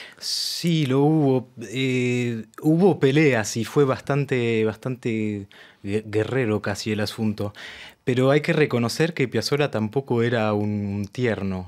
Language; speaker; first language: Spanish; early bilingual, heritage; Spanish